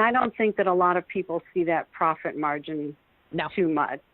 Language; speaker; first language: English; native; English